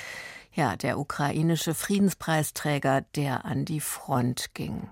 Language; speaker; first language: German; native; German